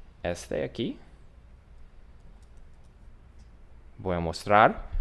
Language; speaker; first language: Spanish; non-native, learner; English